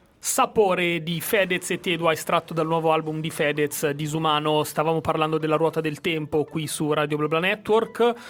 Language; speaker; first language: Italian; native; Italian